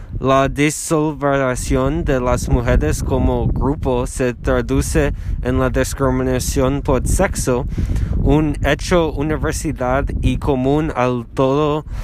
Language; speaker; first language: Spanish; non-native, learner; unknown